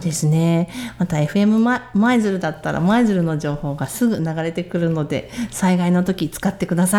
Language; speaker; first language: Japanese; native; Japanese